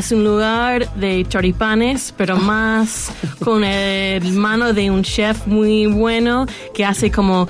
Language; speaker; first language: Spanish; non-native, fluent; English